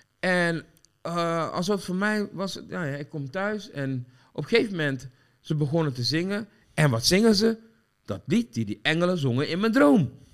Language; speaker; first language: Dutch; early bilingual, other home language; Sranan Tongo